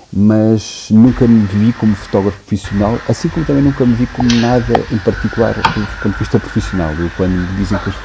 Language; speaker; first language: Portuguese; native; Portuguese